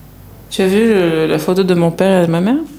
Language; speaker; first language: French; non-native, local second language; Arabic